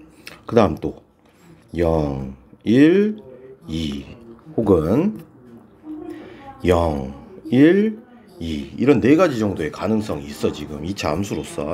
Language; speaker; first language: Korean; native; Korean